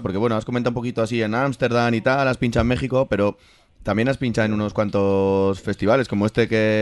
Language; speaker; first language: Spanish; native; Spanish